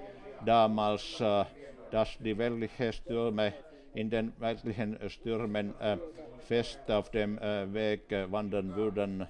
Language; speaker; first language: German; non-native, fluent; Finnish